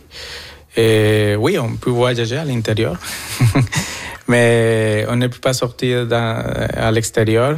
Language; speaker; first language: French; non-native, learner; Spanish